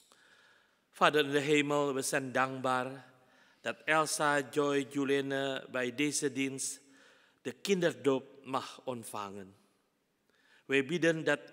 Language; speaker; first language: Dutch; non-native, fluent; Indonesian